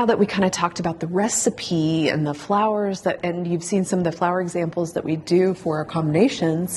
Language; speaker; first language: English; native; English